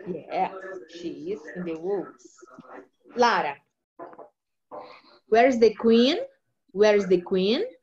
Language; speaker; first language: English; non-native, fluent; Portuguese